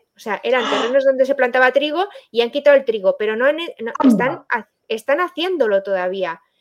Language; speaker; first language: Spanish; native; Spanish